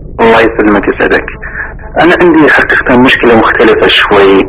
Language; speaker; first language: Arabic; native; Arabic